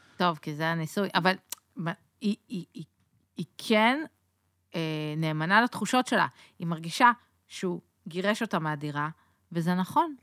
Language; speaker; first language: Hebrew; native; Hebrew